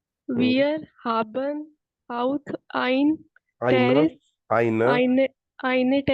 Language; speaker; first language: German; non-native, learner; Hindi